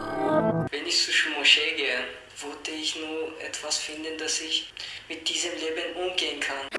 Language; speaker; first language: German; non-native, learner; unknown